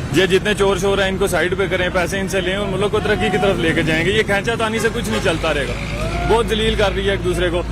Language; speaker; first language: Urdu; non-native, local second language; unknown